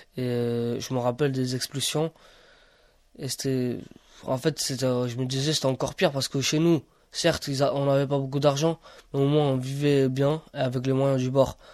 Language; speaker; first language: French; early bilingual, other home language; Romany